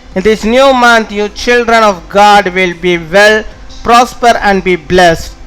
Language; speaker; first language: English; non-native, local second language; Tamil